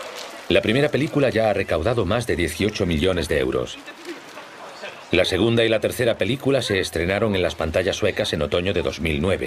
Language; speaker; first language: Spanish; native; Spanish